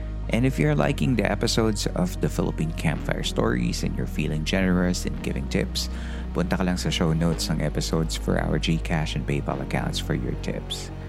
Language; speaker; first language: English; non-native, local second language; Filipino